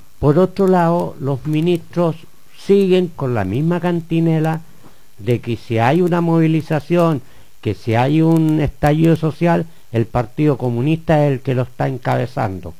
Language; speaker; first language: Spanish; native; Spanish